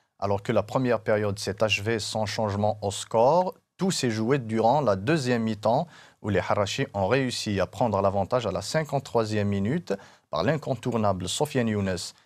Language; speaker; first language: French; non-native, local second language; Arabic